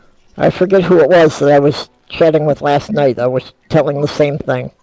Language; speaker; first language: English; native; English